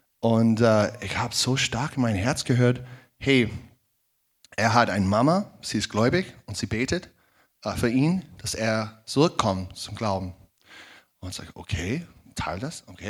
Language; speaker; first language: German; non-native, fluent; English